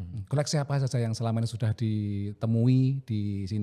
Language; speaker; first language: Indonesian; native; Indonesian